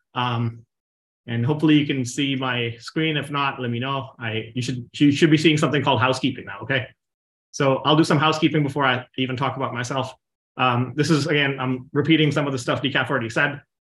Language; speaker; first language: English; non-native, local second language; Punjabi